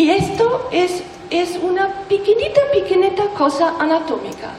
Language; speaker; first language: Spanish; non-native, learner; German